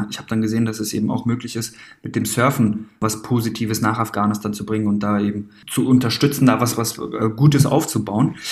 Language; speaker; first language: German; early bilingual, other home language; Persian